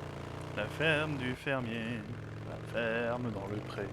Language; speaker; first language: French; native; French